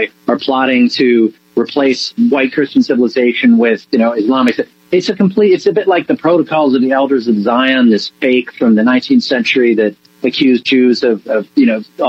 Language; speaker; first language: English; native; English